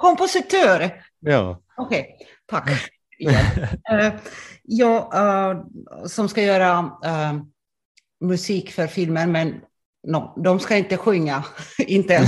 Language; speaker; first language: Swedish; non-native, local second language; Finnish